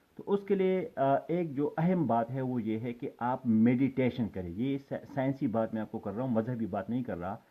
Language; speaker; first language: Urdu; non-native, local second language; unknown